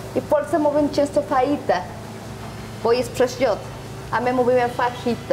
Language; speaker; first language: Polish; non-native, learner; Spanish